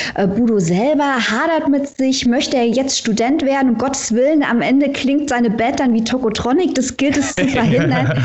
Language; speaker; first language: German; native; German